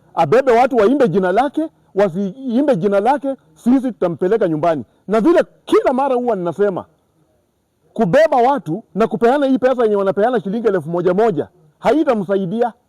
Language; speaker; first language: Swahili; non-native, local second language; Luyia